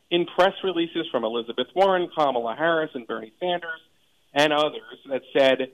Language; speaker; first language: English; native; English